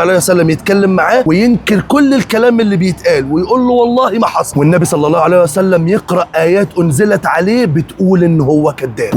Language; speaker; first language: Arabic; native; Arabic